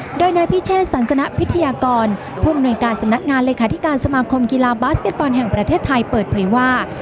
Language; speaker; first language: Thai; native; Thai